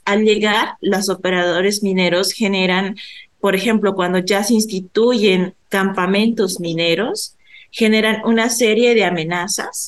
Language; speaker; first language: Spanish; native; Spanish